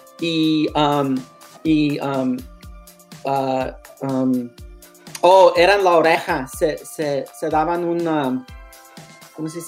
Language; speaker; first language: Spanish; non-native, learner; English